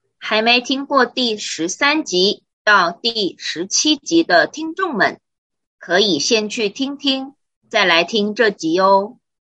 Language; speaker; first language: Chinese; native; Chinese